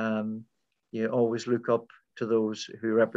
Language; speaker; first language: English; native; English